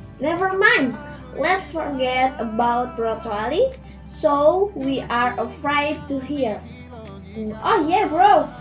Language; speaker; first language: English; non-native, learner; Indonesian